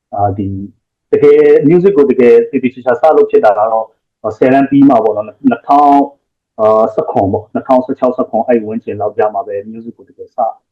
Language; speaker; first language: Burmese; native; Burmese